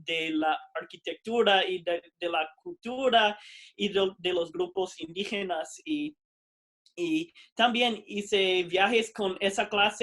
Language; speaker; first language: Spanish; non-native, fluent; English